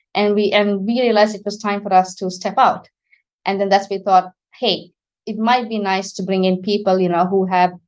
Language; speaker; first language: English; non-native, local second language; Sinhala